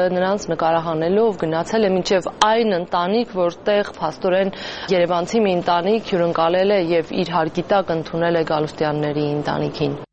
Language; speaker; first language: Armenian; native; Armenian